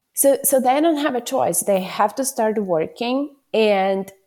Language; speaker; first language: English; non-native, fluent; Ukrainian